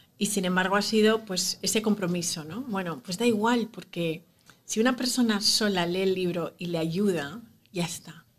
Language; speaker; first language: Spanish; native; Spanish